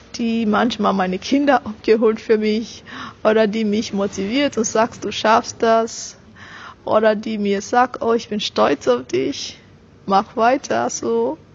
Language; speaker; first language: German; non-native, fluent; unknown